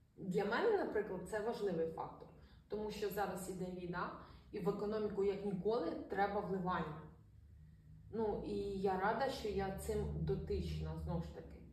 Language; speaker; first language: Ukrainian; non-native, local second language; Russian